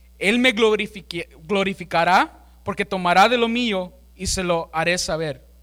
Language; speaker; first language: Spanish; early bilingual, heritage; Spanish